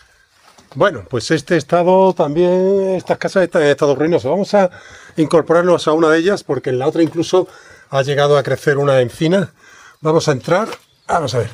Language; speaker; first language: Spanish; native; Spanish